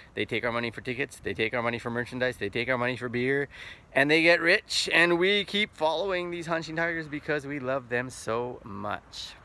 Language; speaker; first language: English; native; English